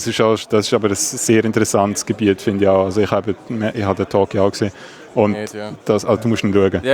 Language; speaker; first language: German; native; German